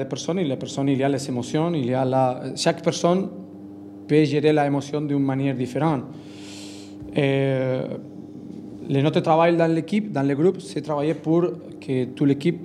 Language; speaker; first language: French; non-native, learner; Spanish